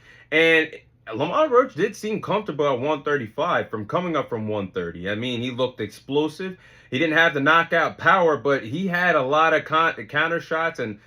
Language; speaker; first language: English; native; English